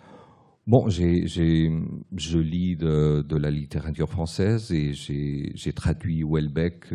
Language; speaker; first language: French; early bilingual, other home language; Portuguese